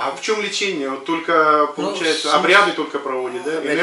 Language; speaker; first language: Russian; native; Russian